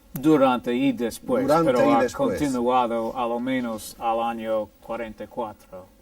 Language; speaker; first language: Spanish; non-native, fluent; English